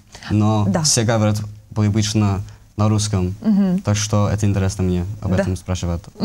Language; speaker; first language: Russian; non-native, learner; English